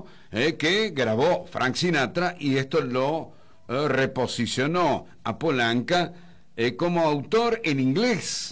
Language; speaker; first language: Spanish; native; Spanish